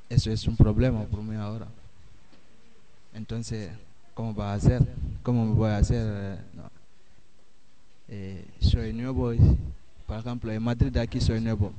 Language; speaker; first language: Spanish; non-native, learner; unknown